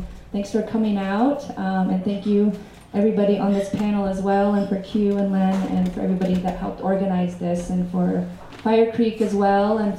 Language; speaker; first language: English; native; English